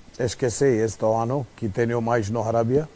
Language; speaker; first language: Portuguese; non-native, fluent; Romanian